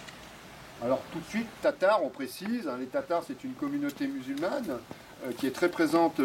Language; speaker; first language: French; native; French